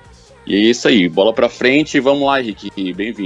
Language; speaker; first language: Portuguese; native; Portuguese